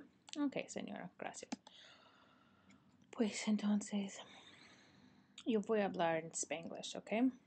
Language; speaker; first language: Spanish; non-native, fluent; English